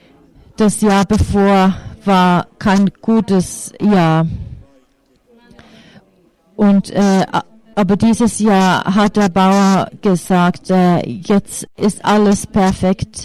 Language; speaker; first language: German; non-native, fluent; Finnish